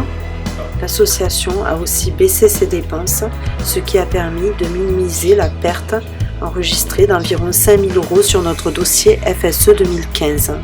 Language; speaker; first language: French; native; French